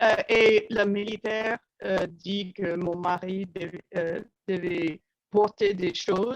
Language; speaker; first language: French; non-native, learner; English